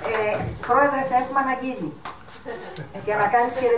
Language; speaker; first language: Greek; native; Greek